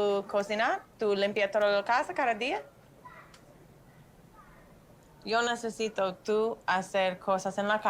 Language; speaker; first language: Spanish; non-native, learner; English